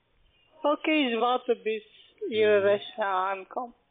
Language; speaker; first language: German; non-native, fluent; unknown